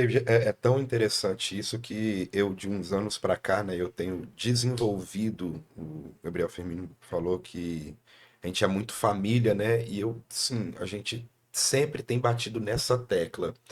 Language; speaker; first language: Portuguese; native; Portuguese